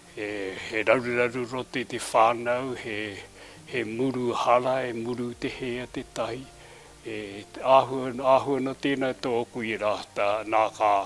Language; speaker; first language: Māori; native; Māori